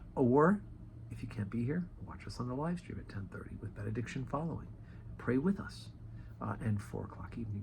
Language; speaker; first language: English; native; English